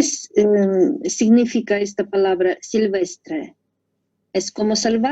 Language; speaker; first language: Spanish; non-native, learner; Russian